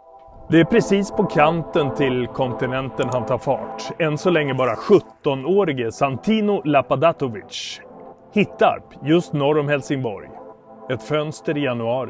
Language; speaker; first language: Swedish; native; Swedish